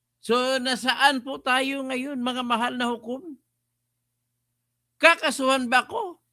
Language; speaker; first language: Filipino; native; Filipino